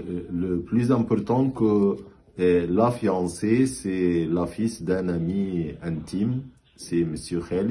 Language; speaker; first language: French; non-native, fluent; Arabic